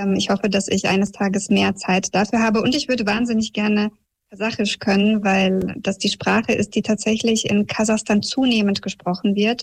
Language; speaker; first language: German; early bilingual, heritage; German